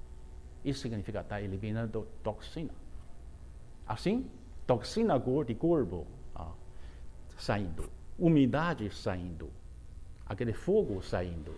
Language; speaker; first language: Portuguese; non-native, fluent; Chinese